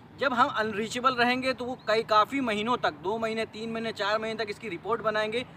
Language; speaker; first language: Hindi; native; Hindi